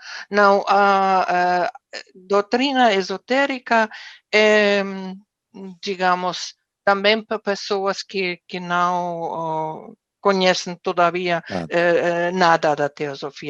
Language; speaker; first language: Portuguese; non-native, fluent; German